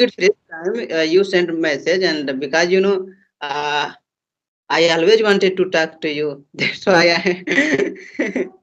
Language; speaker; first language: English; non-native, learner; Hindi